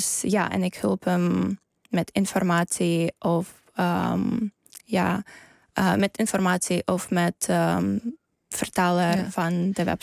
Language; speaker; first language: Dutch; non-native, learner; Ukrainian